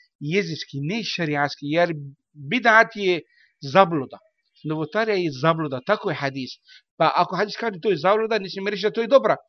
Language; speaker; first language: Bosnian; non-native, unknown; Arabic